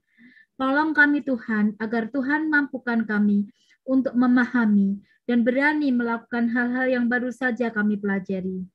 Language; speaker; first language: Indonesian; native; Indonesian